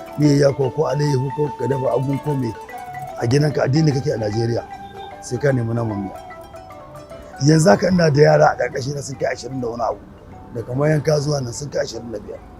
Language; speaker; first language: Hausa; native; Hausa